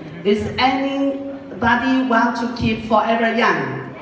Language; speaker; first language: English; non-native, learner; Japanese